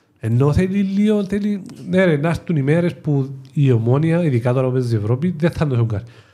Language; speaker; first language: Greek; native; Greek